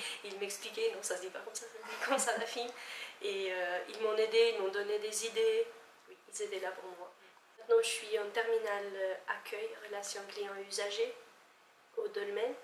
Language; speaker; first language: French; non-native, fluent; Albanian